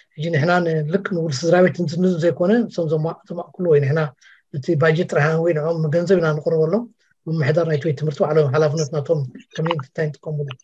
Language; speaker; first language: Tigrinya; native; Tigrinya